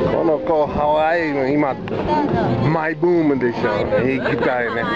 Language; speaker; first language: Japanese; non-native, fluent; English